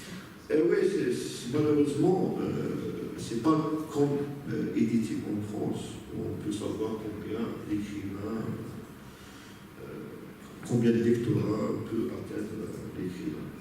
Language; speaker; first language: French; non-native, local second language; Arabic